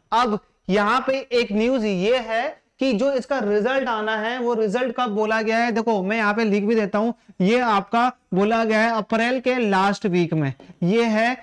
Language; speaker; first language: Hindi; native; Hindi